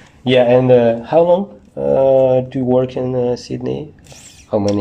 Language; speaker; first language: English; non-native, learner; Russian